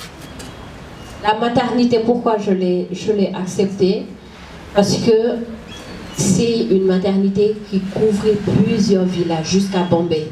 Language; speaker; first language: French; non-native, local second language; Wolof